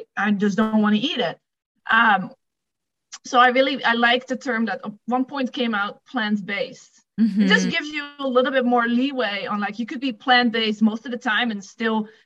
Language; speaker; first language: English; non-native, fluent; Dutch